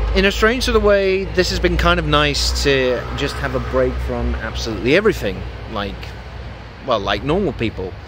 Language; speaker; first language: English; native; English